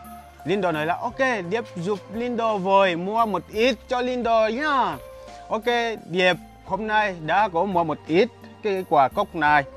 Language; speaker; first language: Vietnamese; non-native, learner; Portuguese